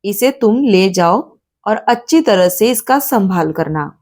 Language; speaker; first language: Hindi; non-native, local second language; Marathi